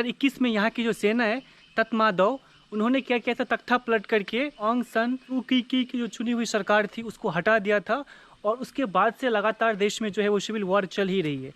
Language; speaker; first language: Hindi; native; Hindi